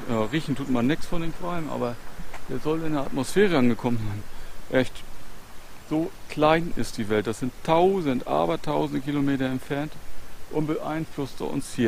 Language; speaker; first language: German; native; German